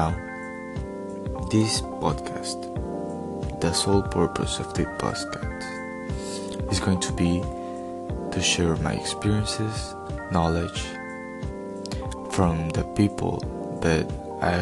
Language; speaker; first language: English; non-native, fluent; Spanish